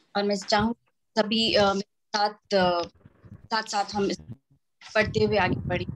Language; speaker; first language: Hindi; non-native, local second language; Santali